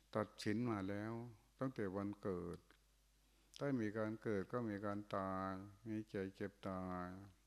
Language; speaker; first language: Thai; non-native, local second language; Northeastern Thai